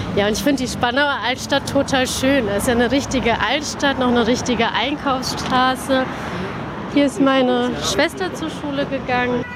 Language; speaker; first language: German; early bilingual, other home language; Persian